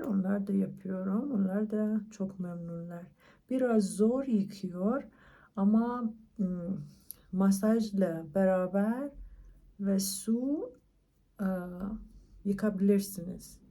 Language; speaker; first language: Turkish; non-native, learner; Persian